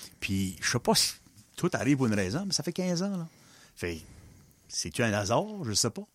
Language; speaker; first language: French; non-native, local second language; English